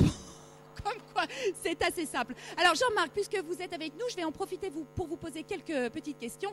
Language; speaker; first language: French; native; French